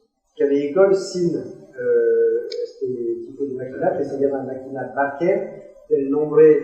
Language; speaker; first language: Spanish; non-native, learner; French